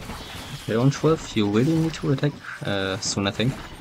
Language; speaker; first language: English; non-native, fluent; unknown